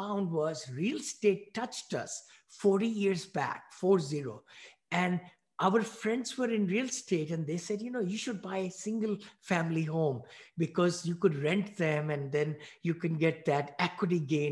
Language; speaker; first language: English; non-native, local second language; Hindi